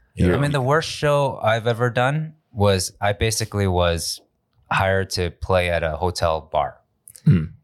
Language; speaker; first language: English; native; English